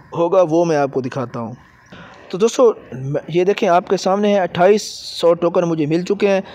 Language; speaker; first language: Urdu; native; Urdu